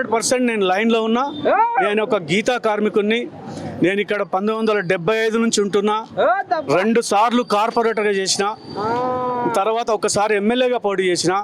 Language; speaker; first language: Telugu; native; Telugu